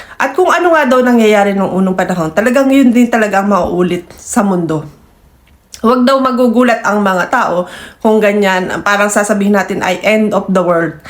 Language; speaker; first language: Filipino; native; Filipino